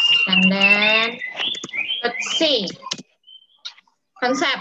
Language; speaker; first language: English; non-native, fluent; Balinese